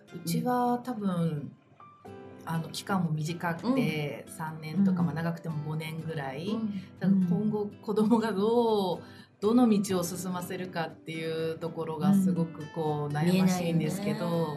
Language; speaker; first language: Japanese; native; Japanese